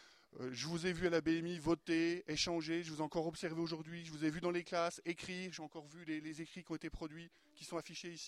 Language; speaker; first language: French; native; French